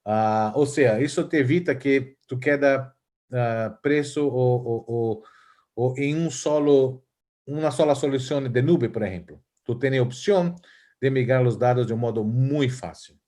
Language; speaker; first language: Portuguese; non-native, fluent; Spanish